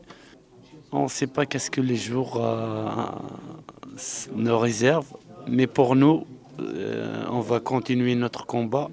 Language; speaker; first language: French; non-native, local second language; Arabic